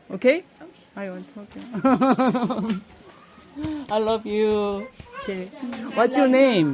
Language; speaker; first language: English; non-native, learner; Korean